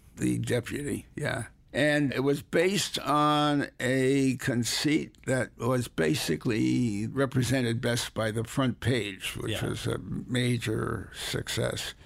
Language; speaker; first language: English; native; English